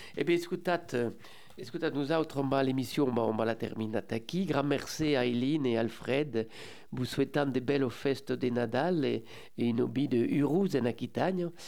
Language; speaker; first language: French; native; French